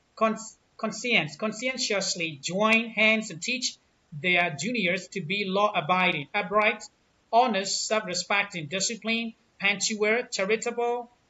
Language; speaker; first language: English; non-native, fluent; Burmese